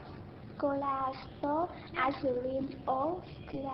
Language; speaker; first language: Japanese; non-native, learner; Vietnamese